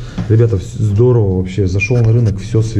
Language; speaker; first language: Russian; native; Russian